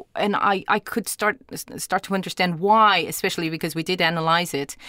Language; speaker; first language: English; non-native, fluent; Portuguese